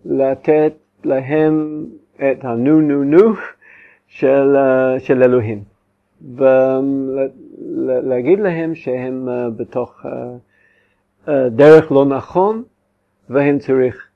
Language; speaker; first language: Hebrew; non-native, fluent; English